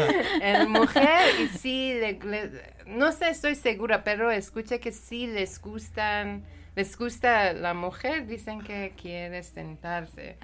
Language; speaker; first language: Spanish; non-native, learner; Persian